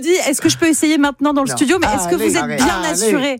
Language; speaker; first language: French; native; French